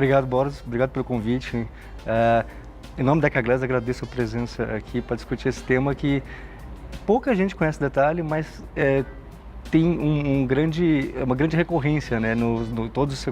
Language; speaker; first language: Portuguese; native; Portuguese